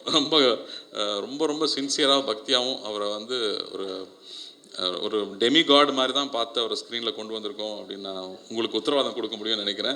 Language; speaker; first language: Tamil; native; Tamil